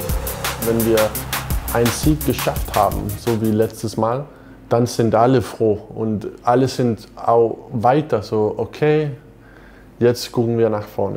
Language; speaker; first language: German; non-native, fluent; Danish